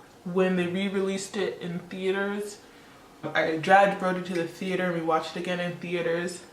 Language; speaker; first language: English; early bilingual, other home language; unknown